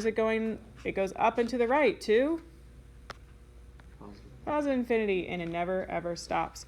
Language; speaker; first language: English; native; English